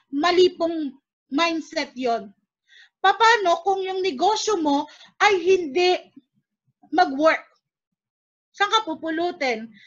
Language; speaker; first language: Filipino; native; Filipino